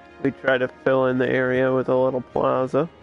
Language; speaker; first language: English; native; English